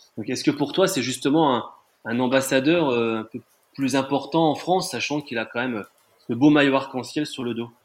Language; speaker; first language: French; native; French